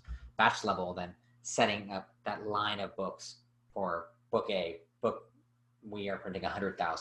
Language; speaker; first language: English; native; English